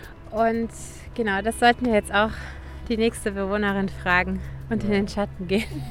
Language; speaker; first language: German; native; German